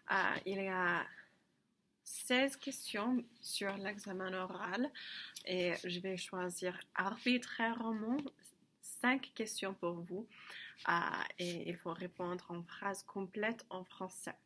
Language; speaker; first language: French; non-native, fluent; English